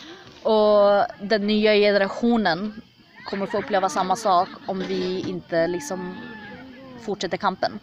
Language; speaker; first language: Swedish; early bilingual, other home language; Kurdish